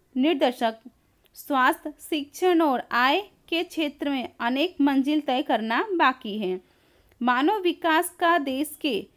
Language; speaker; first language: Hindi; non-native, local second language; Gujarati